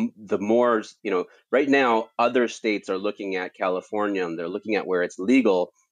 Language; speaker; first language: English; native; English